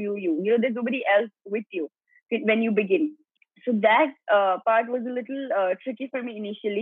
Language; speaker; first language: English; non-native, local second language; Gujarati